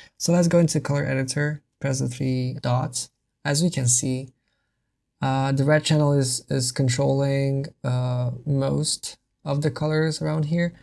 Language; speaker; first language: English; non-native, fluent; Hungarian